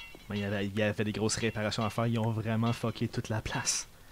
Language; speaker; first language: French; early bilingual, heritage; French